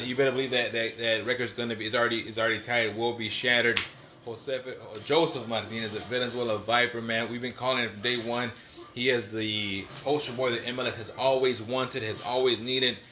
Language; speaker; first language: English; early bilingual, other home language; Spanish